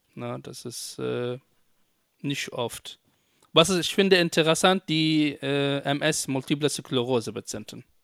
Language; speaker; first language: German; non-native, fluent; Arabic